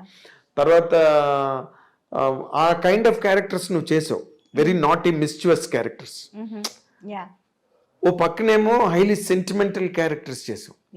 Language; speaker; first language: Telugu; native; Telugu